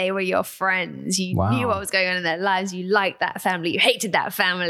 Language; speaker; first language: English; native; English